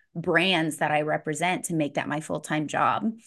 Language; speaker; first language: English; native; English